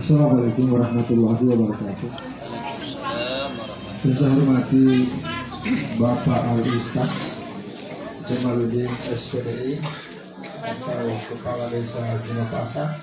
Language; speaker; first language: Indonesian; non-native, local second language; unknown